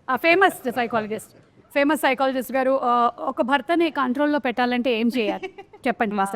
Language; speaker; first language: Telugu; non-native, local second language; Malayalam